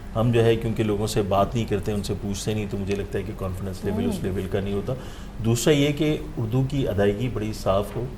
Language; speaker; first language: Urdu; native; Urdu